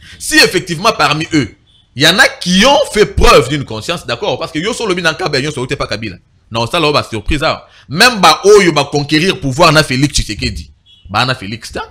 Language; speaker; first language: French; non-native, local second language; Lingala